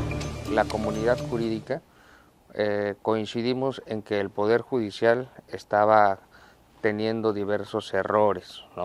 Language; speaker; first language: Spanish; native; Spanish